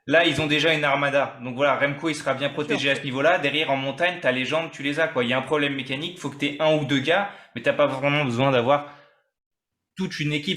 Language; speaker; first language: French; native; French